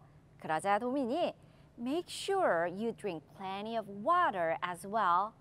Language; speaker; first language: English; non-native, fluent; Korean